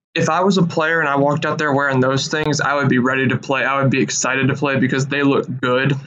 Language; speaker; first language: English; native; English